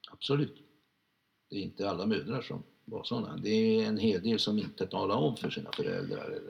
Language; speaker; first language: Swedish; non-native, fluent; Hungarian